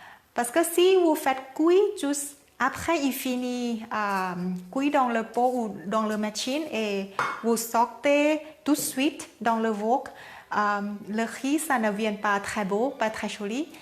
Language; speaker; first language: French; non-native, learner; Thai